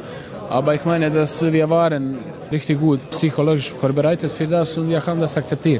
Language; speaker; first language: German; non-native, fluent; Croatian